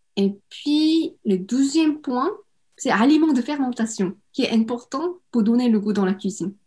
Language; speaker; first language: French; non-native, fluent; Korean